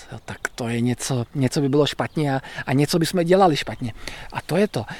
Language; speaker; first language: Czech; native; Czech